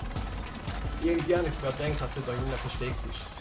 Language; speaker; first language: German; native; German